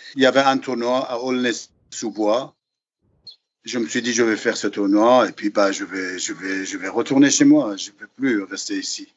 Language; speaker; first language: French; non-native, fluent; Persian